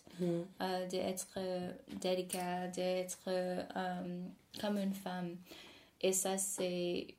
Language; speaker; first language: French; non-native, fluent; English